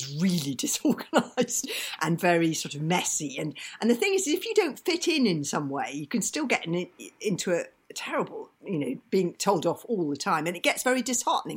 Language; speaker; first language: English; native; English